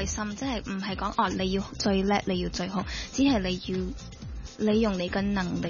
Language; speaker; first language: Cantonese; early bilingual, heritage; Cantonese